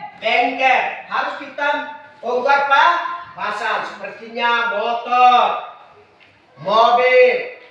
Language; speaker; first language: Indonesian; non-native, local second language; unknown